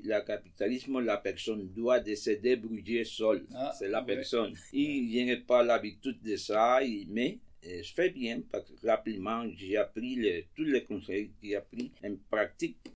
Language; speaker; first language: French; non-native, fluent; Spanish